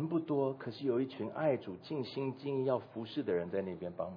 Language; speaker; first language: Chinese; native; Chinese